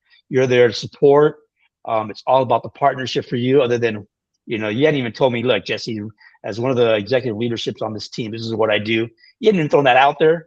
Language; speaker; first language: English; native; English